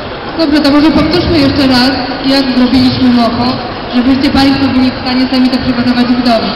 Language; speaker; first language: Polish; native; Polish